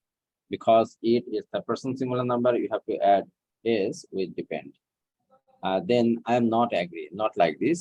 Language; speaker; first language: English; non-native, fluent; Bangla